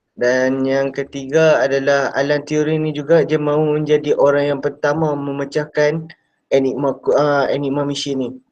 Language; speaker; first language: Malay; native; Malay